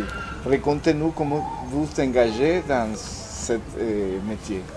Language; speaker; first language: French; non-native, learner; Spanish